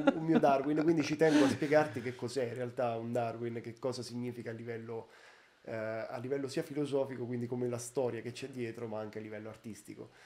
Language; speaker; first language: Italian; native; Italian